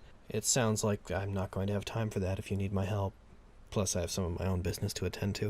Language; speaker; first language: English; native; English